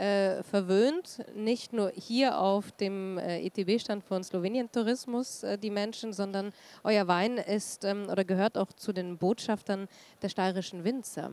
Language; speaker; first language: German; native; German